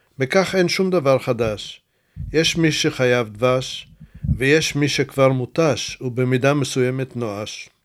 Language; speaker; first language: Hebrew; early bilingual, other home language; Russian